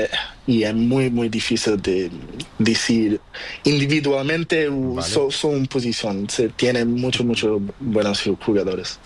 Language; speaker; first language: Spanish; non-native, learner; Portuguese